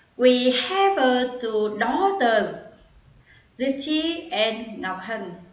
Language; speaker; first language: English; non-native, learner; Vietnamese